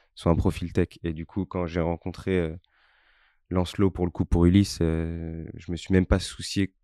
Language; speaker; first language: French; native; French